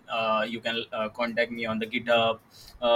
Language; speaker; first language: English; non-native, local second language; Marathi